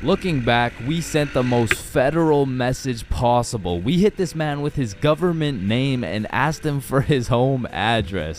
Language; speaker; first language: English; native; English